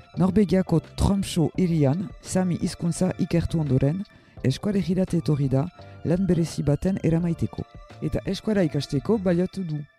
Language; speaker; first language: Basque; native; Basque